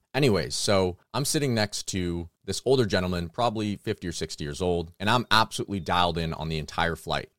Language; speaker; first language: English; native; English